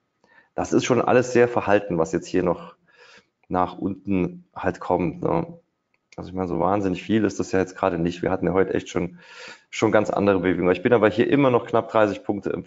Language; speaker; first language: German; native; German